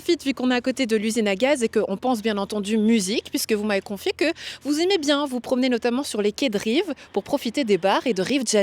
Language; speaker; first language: French; native; French